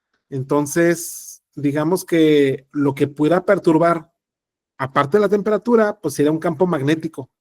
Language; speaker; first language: Spanish; native; Spanish